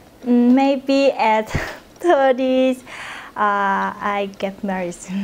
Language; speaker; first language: English; non-native, learner; Vietnamese